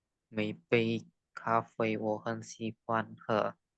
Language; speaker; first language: Chinese; non-native, learner; Indonesian